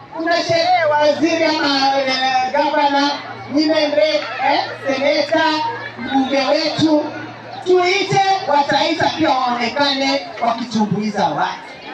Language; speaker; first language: Swahili; non-native, local second language; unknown